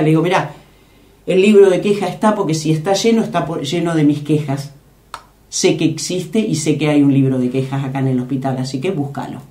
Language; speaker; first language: Spanish; native; Spanish